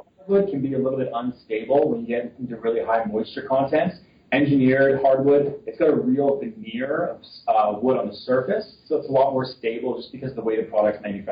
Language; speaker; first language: English; native; English